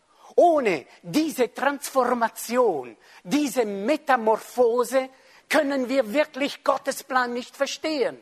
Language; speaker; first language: German; non-native, fluent; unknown